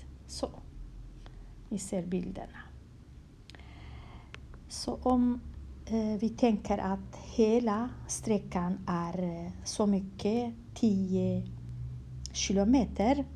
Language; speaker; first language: Swedish; non-native, fluent; Kurdish